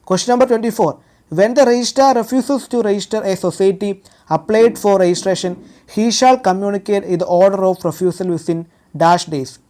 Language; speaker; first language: English; non-native, local second language; Malayalam